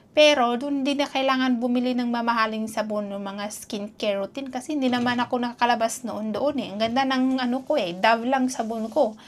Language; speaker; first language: Filipino; non-native, local second language; Cebuano